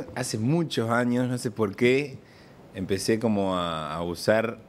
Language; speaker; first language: Spanish; native; Spanish